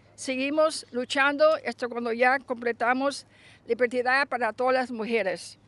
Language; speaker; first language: Spanish; early bilingual, other home language; English